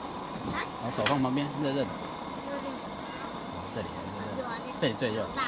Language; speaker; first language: Chinese; native; Chinese